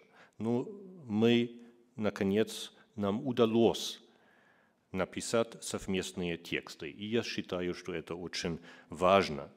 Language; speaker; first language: Russian; non-native, fluent; German